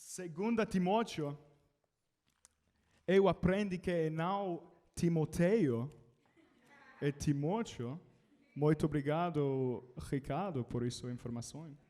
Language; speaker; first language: Portuguese; non-native, learner; English